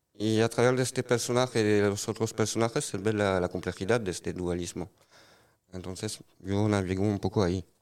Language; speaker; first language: Spanish; non-native, fluent; French